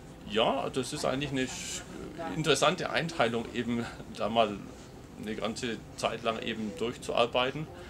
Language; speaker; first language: German; native; German